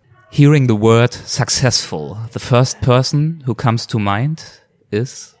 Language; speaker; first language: English; non-native, fluent; German